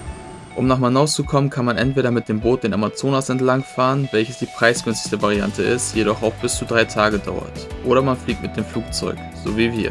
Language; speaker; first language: German; native; German